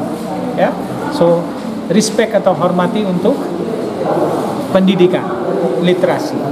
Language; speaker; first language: Indonesian; non-native, fluent; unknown